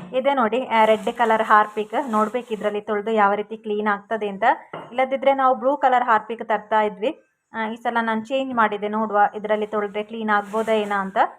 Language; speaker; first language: Kannada; non-native, local second language; Tulu